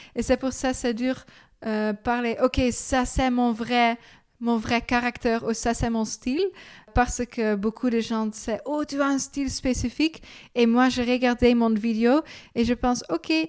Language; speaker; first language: French; non-native, fluent; Dutch